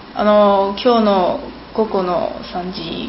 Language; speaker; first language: Japanese; non-native, learner; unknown